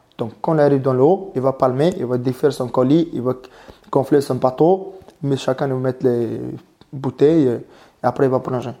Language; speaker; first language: French; non-native, learner; Mongolian